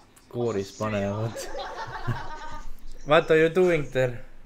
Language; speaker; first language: English; non-native, learner; Estonian